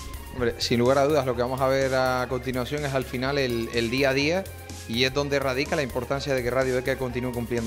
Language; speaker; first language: Spanish; native; Spanish